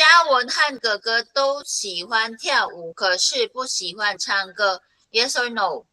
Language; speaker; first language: Chinese; non-native, fluent; Filipino